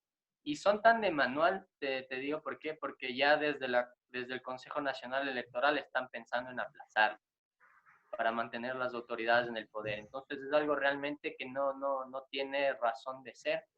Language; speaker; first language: Spanish; native; Spanish